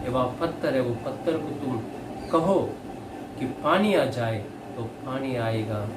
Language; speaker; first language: Hindi; non-native, local second language; Kannada